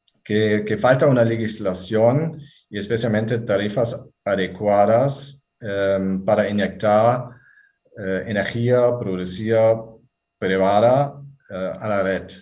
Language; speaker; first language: Spanish; non-native, fluent; German